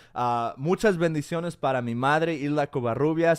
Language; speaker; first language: Spanish; early bilingual, heritage; Spanish